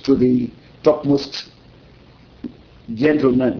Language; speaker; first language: English; non-native, local second language; Yoruba